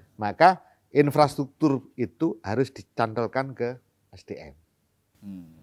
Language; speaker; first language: Indonesian; native; Indonesian